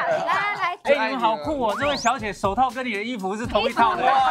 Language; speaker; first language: Chinese; native; Chinese